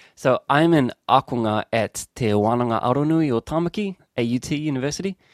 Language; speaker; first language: English; native; English